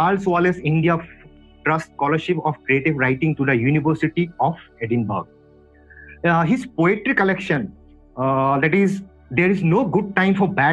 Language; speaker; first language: English; non-native, local second language; Assamese